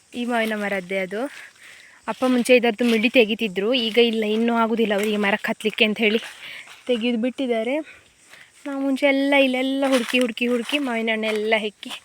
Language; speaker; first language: Kannada; non-native, local second language; Konkani